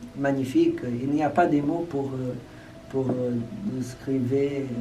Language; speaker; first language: French; non-native, learner; Portuguese